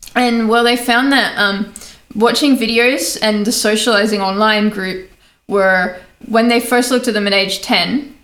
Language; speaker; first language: English; native; English